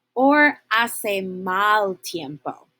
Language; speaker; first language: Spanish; non-native, fluent; English